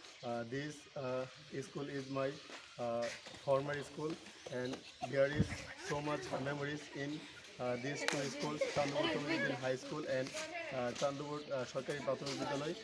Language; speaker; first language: English; non-native, local second language; Bangla